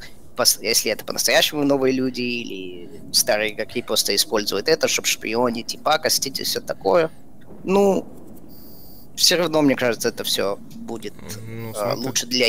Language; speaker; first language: Russian; early bilingual, heritage; Russian